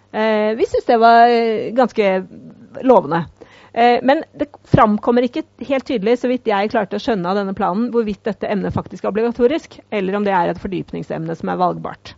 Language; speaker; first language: Norwegian; native; Norwegian